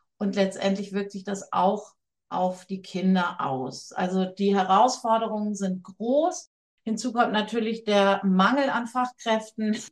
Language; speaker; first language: German; native; German